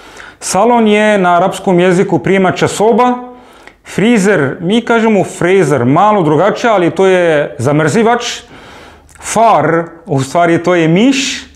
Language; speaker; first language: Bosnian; non-native, fluent; Arabic